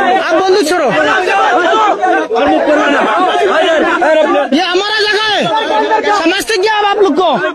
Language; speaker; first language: Hindi; non-native, learner; Bangla